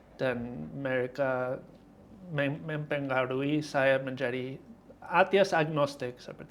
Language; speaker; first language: Indonesian; non-native, fluent; English